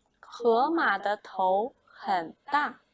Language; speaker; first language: Chinese; non-native, fluent; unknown